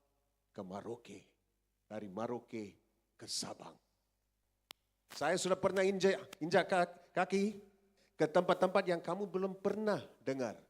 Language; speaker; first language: Indonesian; non-native, fluent; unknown